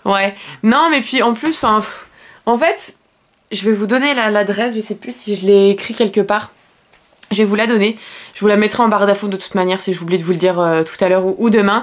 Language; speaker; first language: French; native; French